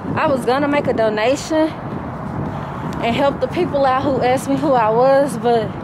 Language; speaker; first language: English; native; English